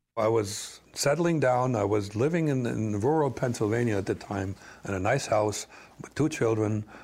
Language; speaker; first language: English; non-native, fluent; German